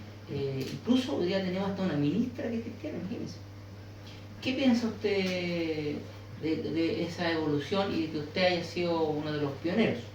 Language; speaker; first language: Spanish; native; Spanish